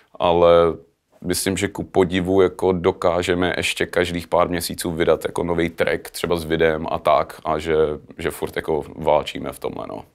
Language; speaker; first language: Czech; early bilingual, heritage; Czech